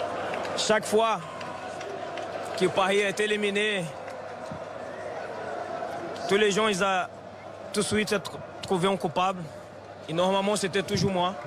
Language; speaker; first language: French; non-native, fluent; Portuguese